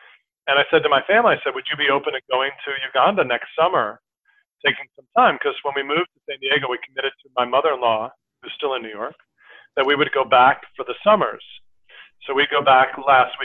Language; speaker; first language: English; native; English